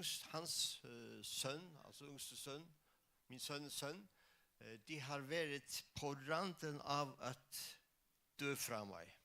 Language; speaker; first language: Danish; non-native, local second language; Faroese